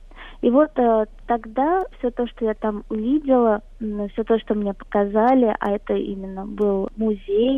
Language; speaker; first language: Russian; native; Russian